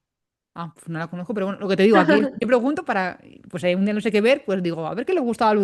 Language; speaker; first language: Spanish; native; Spanish